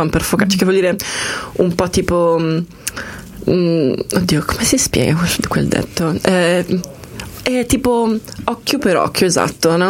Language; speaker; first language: Italian; native; Italian